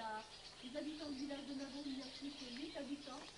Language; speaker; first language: French; native; French